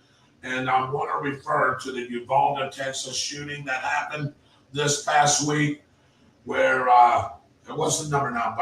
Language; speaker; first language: English; native; English